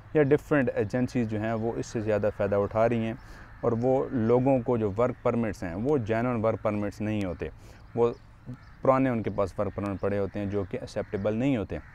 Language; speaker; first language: Urdu; non-native, local second language; Punjabi